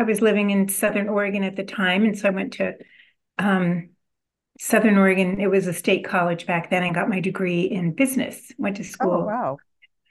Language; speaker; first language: English; native; English